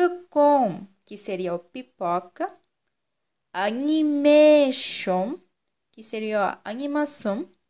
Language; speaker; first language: Portuguese; non-native, local second language; Japanese